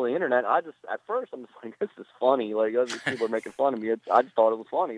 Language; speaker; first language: English; native; English